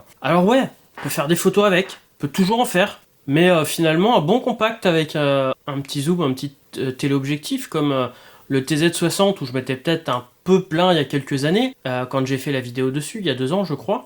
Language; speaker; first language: French; native; French